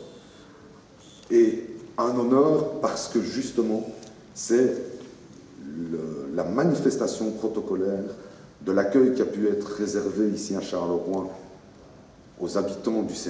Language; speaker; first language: French; native; French